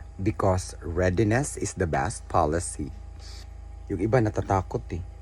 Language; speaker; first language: Filipino; non-native, local second language; Cebuano